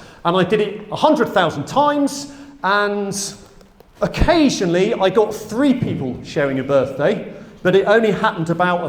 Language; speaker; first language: English; native; English